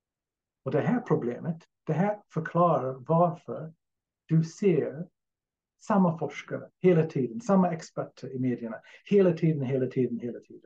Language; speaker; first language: Swedish; non-native, fluent; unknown